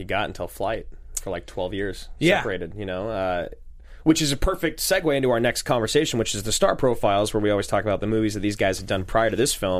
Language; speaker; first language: English; native; English